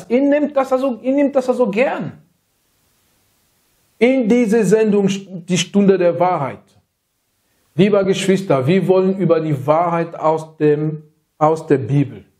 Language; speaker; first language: German; non-native, fluent; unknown